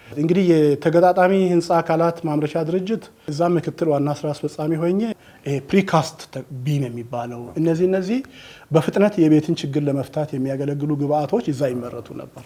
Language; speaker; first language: Amharic; non-native, local second language; Wolaytta